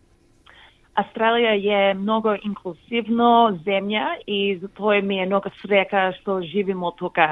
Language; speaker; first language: Macedonian; early bilingual, heritage; English